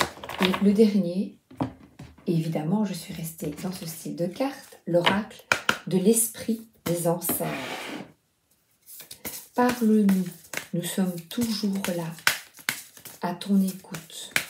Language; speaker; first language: French; native; French